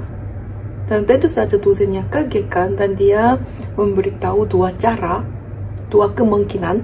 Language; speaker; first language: Indonesian; non-native, fluent; Korean